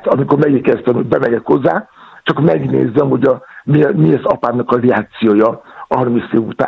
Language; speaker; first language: Hungarian; non-native, fluent; Yoruba